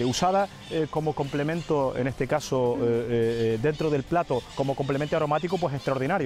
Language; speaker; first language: Spanish; native; Spanish